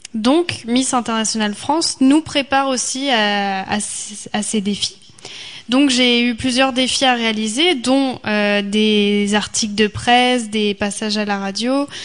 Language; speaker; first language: French; native; French